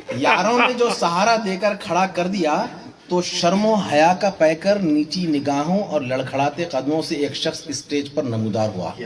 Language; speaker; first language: Urdu; native; Urdu